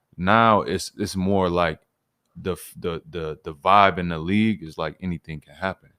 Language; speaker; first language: English; native; English